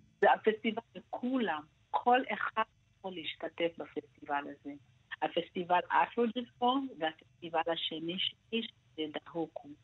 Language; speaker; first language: Hebrew; non-native, fluent; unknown